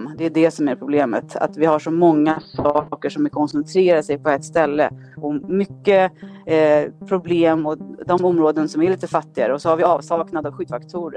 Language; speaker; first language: Swedish; native; Swedish